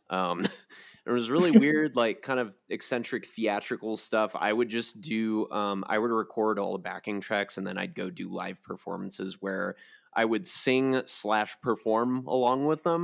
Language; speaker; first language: English; native; English